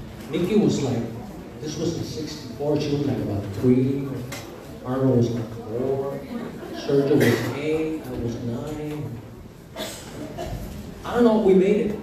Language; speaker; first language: English; early bilingual, other home language; Spanish